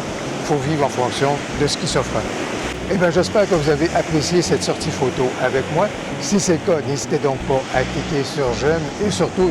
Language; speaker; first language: French; native; French